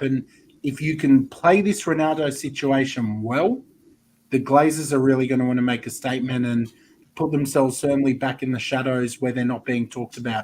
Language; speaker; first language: English; native; English